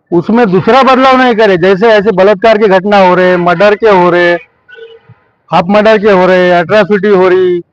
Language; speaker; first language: Hindi; non-native, local second language; Marathi